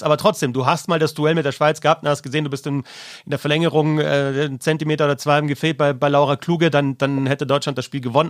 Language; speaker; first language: German; native; German